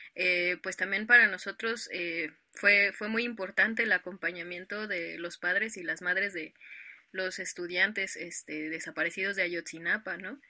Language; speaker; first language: Spanish; native; Spanish